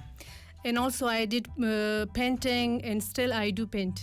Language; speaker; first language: English; non-native, learner; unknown